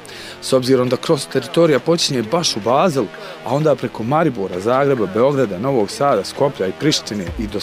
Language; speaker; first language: Croatian; native; Croatian